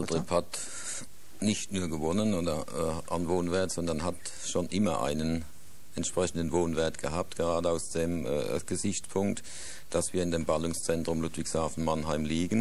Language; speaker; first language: German; native; German